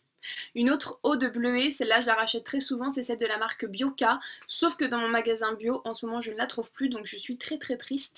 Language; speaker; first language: French; native; French